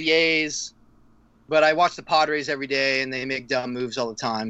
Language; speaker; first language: English; native; English